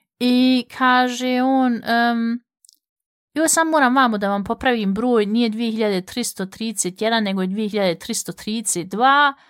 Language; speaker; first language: Bosnian; early bilingual, heritage; Bosnian